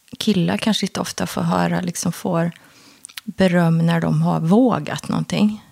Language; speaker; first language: Swedish; native; Swedish